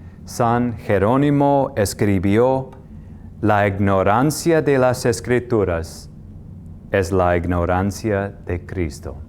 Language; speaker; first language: Spanish; non-native, fluent; English